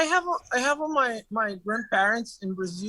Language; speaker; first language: English; non-native, learner; Portuguese